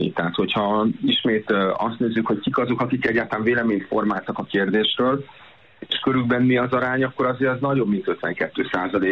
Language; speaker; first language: Hungarian; native; Hungarian